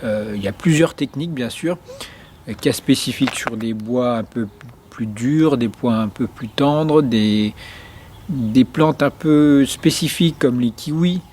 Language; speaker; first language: French; native; French